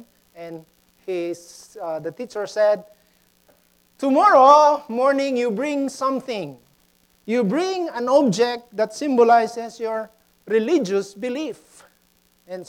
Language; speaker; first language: English; non-native, local second language; Pampanga